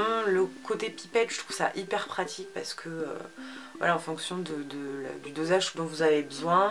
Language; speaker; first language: French; native; French